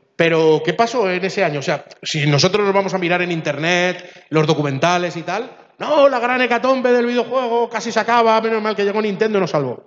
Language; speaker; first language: Spanish; early bilingual, other home language; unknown